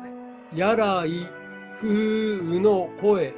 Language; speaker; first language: Japanese; native; Japanese